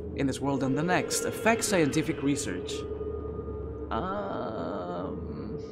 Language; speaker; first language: English; non-native, fluent; Greek